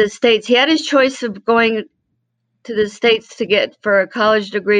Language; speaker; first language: English; early bilingual, other home language; Spanish